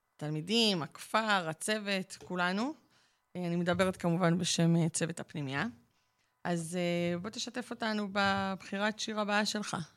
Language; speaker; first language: Hebrew; native; Hebrew